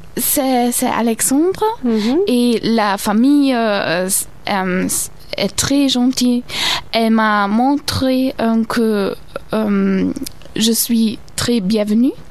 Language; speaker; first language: French; non-native, learner; German